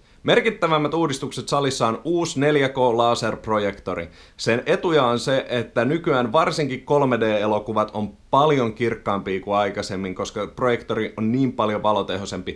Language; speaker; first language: Finnish; native; Finnish